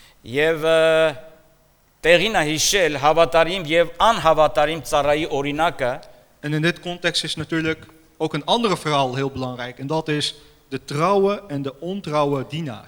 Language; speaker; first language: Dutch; non-native, fluent; Armenian